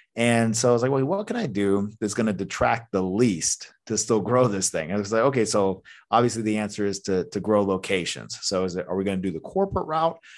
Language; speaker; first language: English; native; English